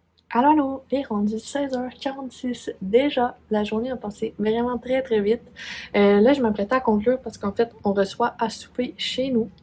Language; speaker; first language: French; native; French